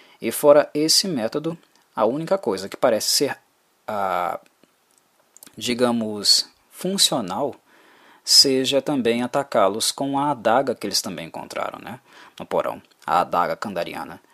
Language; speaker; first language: Portuguese; native; Portuguese